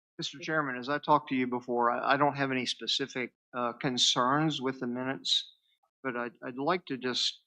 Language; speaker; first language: English; native; English